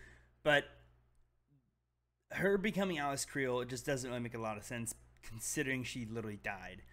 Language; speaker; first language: English; native; English